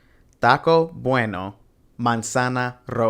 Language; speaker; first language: Spanish; non-native, fluent; English